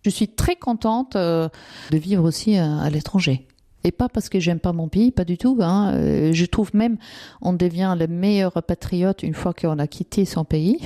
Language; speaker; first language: French; non-native, fluent; German